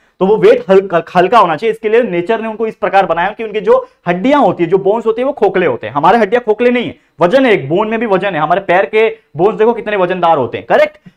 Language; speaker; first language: Hindi; native; Hindi